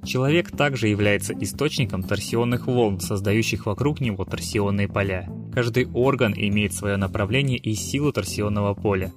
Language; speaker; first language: Russian; native; Russian